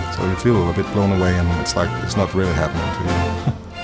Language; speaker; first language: English; non-native, fluent; Danish